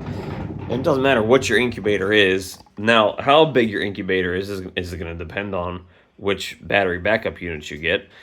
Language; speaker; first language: English; native; English